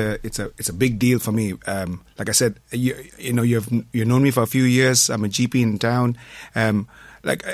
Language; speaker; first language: English; non-native, local second language; Tamil